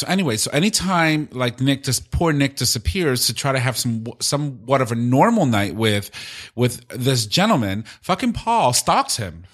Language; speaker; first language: English; native; English